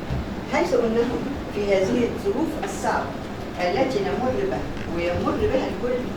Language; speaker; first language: Arabic; native; Arabic